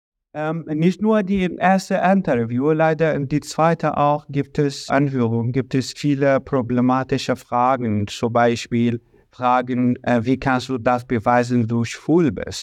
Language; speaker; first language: German; non-native, learner; Arabic